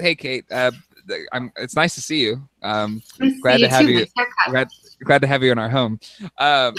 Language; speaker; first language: English; native; English